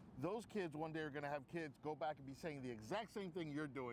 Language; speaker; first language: English; early bilingual, other home language; Spanish